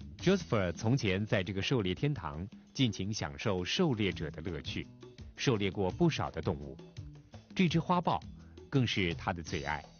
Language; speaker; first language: Chinese; non-native, local second language; Cantonese